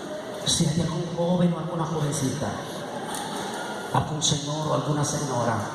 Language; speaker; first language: Spanish; native; Spanish